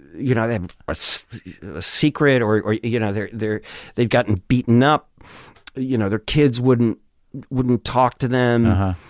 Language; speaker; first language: English; native; English